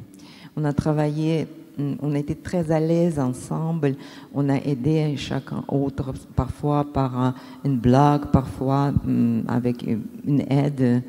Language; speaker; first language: French; non-native, learner; Russian